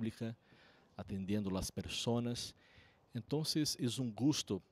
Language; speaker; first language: Spanish; non-native, learner; Portuguese